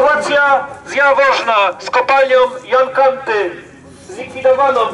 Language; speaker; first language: Polish; native; Polish